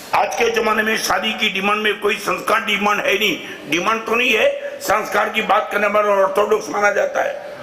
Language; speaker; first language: Hindi; non-native, local second language; Gujarati